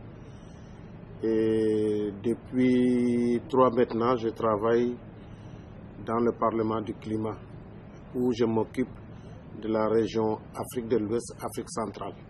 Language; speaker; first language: French; non-native, local second language; Wolof